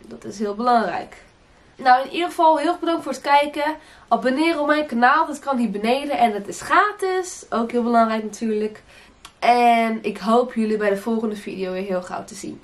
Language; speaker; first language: Dutch; early bilingual, other home language; Portuguese